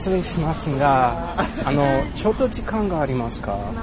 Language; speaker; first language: Japanese; non-native, learner; English